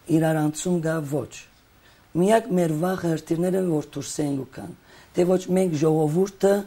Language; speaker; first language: Armenian; early bilingual, heritage; Armenian